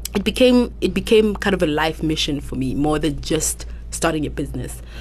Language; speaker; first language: English; non-native, local second language; Southern Sotho